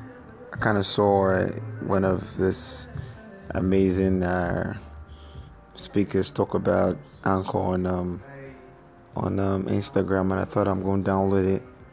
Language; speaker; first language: English; non-native, local second language; Yoruba